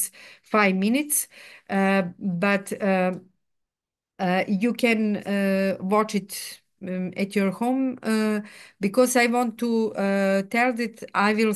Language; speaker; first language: English; non-native, fluent; Serbian